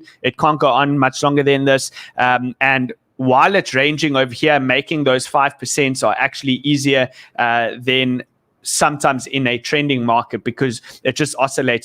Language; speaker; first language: English; native; English